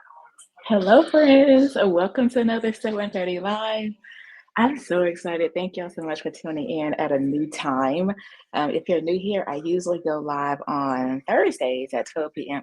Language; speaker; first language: English; native; English